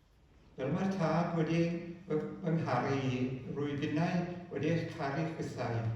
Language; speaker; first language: Welsh; native; Welsh